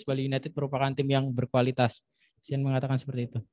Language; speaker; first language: Indonesian; native; Indonesian